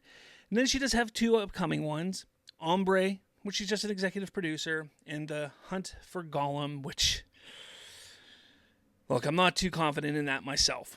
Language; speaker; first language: English; native; English